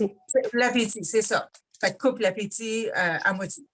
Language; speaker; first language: French; native; French